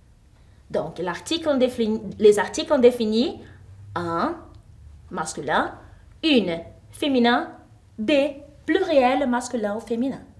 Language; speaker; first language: French; non-native, fluent; Portuguese